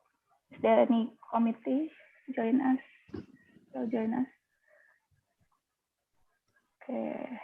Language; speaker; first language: English; non-native, learner; Indonesian